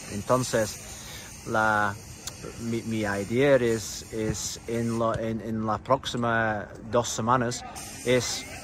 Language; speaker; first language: Spanish; non-native, learner; English